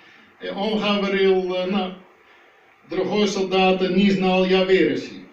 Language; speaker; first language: Russian; non-native, learner; Dutch